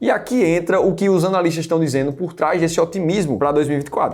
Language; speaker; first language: Portuguese; native; Portuguese